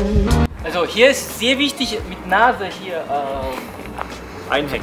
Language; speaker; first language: German; non-native, learner; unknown